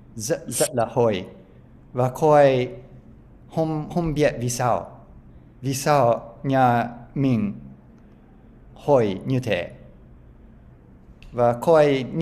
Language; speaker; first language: Vietnamese; non-native, learner; English